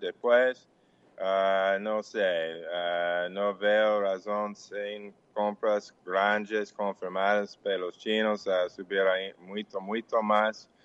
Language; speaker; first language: Portuguese; non-native, fluent; English